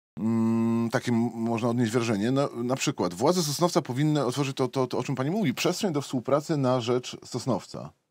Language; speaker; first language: Polish; native; Polish